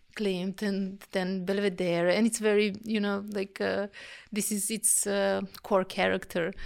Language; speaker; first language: English; non-native, fluent; Serbian